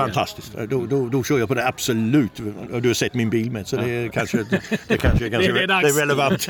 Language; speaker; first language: Swedish; non-native, fluent; English